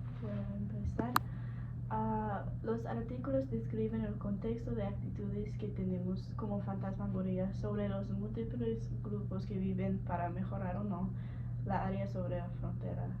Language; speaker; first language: Spanish; non-native, learner; English